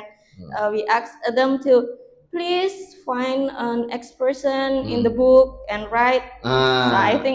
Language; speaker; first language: English; non-native, learner; Indonesian